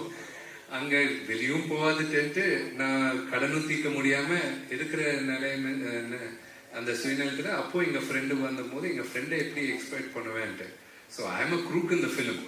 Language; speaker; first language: Tamil; non-native, local second language; Malayalam